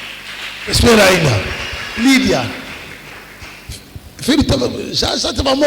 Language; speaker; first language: Portuguese; non-native, learner; Lingala